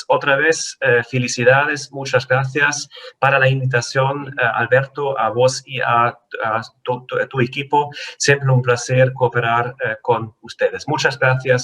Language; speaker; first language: Spanish; non-native, fluent; German